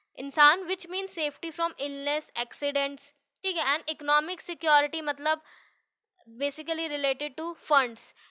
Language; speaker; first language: Hindi; native; Hindi